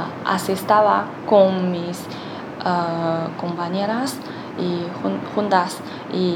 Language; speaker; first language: Spanish; non-native, learner; Chinese